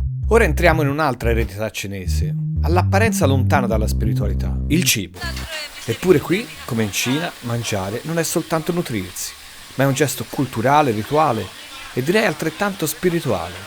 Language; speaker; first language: Italian; native; Italian